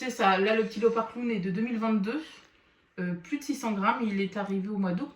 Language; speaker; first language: French; native; French